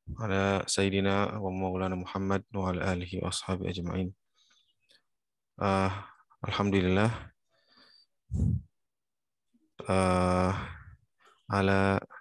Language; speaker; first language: Arabic; non-native, fluent; Indonesian